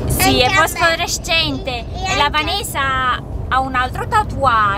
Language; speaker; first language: Italian; native; Italian